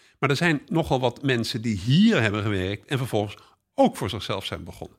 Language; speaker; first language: Dutch; native; Dutch